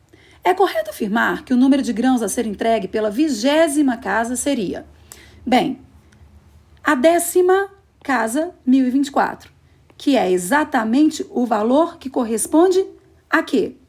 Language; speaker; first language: Portuguese; native; Portuguese